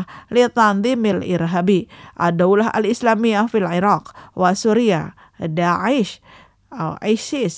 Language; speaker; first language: Arabic; non-native, fluent; Indonesian